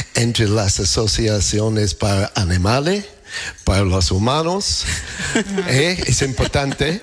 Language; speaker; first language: Spanish; non-native, learner; English